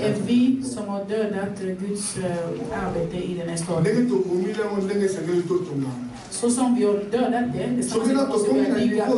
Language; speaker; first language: Swedish; non-native, fluent; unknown